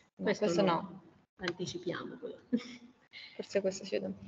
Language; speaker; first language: Italian; non-native, fluent; Greek